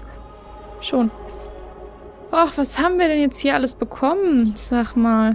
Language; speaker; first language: German; native; German